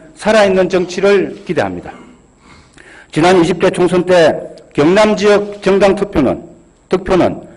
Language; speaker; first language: Korean; native; Korean